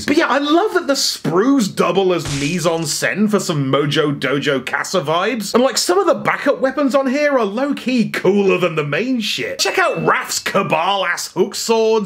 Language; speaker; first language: English; native; English